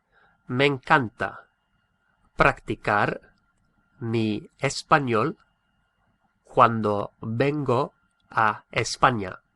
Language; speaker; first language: Spanish; non-native, fluent; English